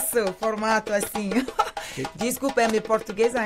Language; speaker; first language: Portuguese; non-native, learner; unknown